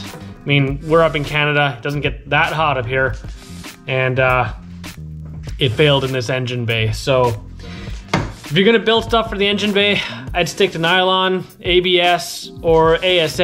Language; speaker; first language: English; native; English